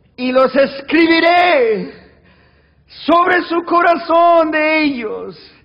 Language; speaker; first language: Spanish; early bilingual, heritage; Spanish